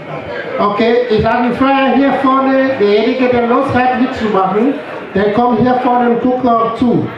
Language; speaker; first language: German; non-native, fluent; French